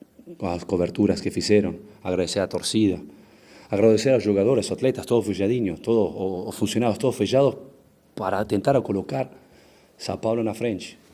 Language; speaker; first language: Portuguese; non-native, fluent; Spanish